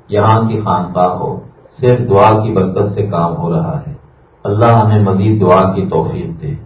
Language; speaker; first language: Urdu; native; Urdu